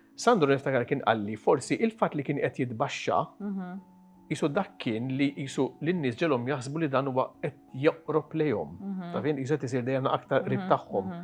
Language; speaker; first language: Maltese; native; Maltese